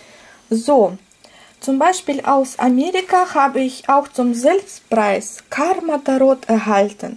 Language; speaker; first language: German; non-native, fluent; Russian